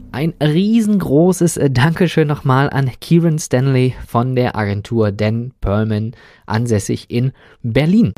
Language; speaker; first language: German; native; German